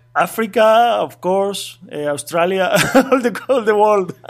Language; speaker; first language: English; non-native, learner; Spanish